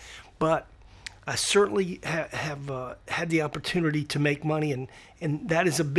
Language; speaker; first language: English; native; English